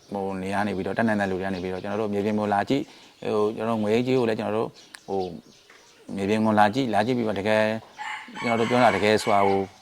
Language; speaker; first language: Burmese; native; Burmese